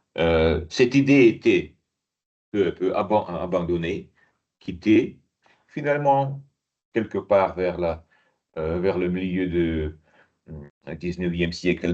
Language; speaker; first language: French; non-native, fluent; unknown